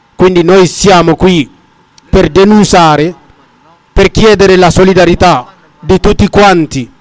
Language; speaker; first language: Italian; non-native, fluent; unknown